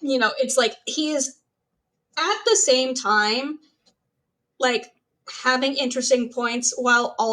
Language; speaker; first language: English; native; English